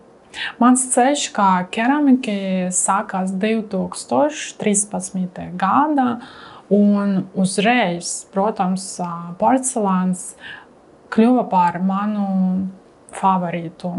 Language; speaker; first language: Latvian; non-native, learner; Russian